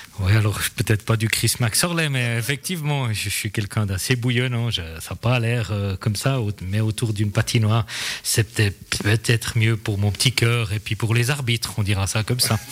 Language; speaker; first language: French; non-native, local second language; English